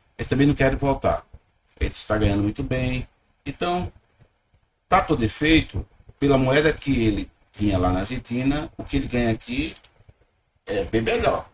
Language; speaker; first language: Portuguese; native; Portuguese